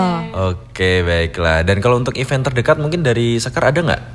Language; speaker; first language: Indonesian; native; Indonesian